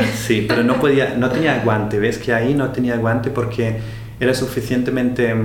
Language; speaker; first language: Spanish; non-native, fluent; German